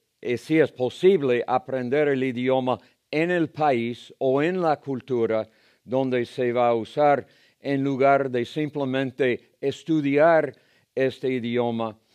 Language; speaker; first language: Spanish; non-native, fluent; English